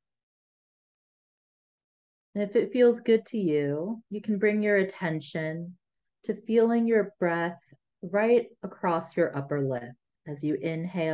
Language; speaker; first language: English; early bilingual, other home language; Tamil